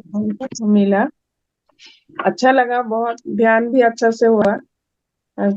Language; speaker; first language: Hindi; non-native, local second language; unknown